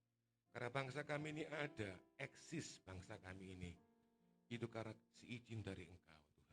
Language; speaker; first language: Indonesian; native; Indonesian